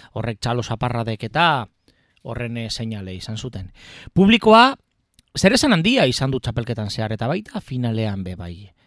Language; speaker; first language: Basque; native; Basque